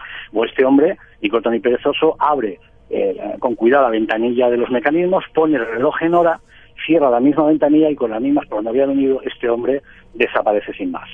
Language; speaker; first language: Spanish; native; Spanish